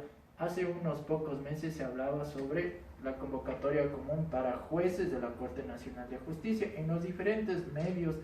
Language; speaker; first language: Spanish; native; Spanish